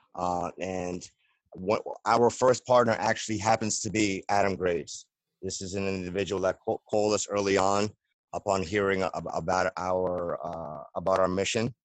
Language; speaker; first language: English; native; English